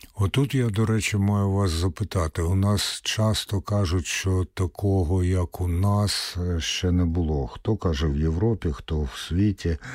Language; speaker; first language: Ukrainian; native; Ukrainian